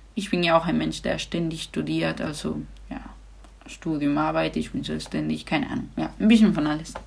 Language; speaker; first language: German; non-native, fluent; Spanish